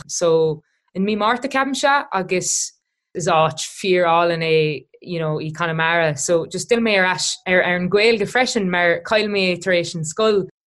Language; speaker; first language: Irish; non-native, local second language; English